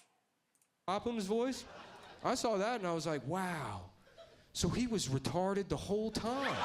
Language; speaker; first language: English; native; English